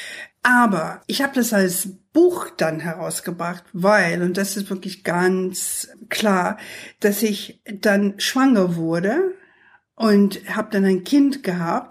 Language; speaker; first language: German; non-native, fluent; English